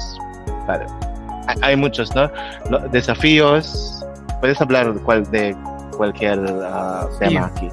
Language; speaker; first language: Spanish; non-native, fluent; Filipino